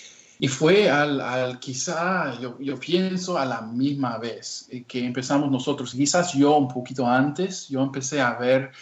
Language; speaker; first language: Spanish; non-native, fluent; English